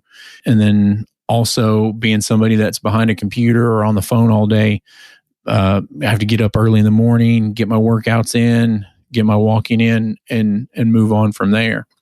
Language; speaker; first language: English; native; English